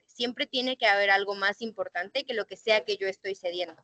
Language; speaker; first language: Spanish; native; Spanish